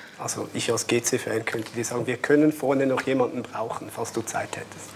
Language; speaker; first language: German; native; German